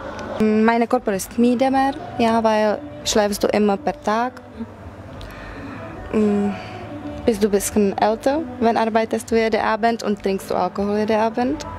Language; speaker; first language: German; non-native, learner; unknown